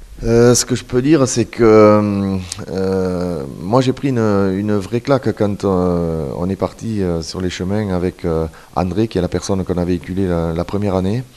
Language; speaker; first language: French; native; French